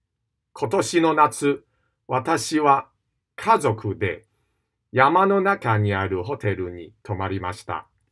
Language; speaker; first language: Japanese; non-native, fluent; Cantonese